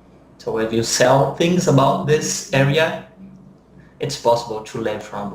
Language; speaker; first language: English; non-native, fluent; Portuguese